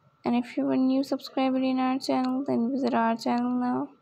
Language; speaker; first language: English; non-native, local second language; Urdu